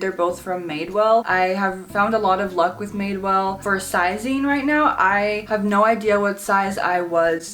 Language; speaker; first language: English; native; English